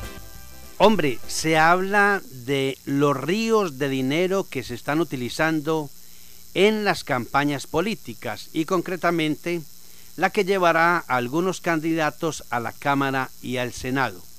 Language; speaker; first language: Spanish; native; Spanish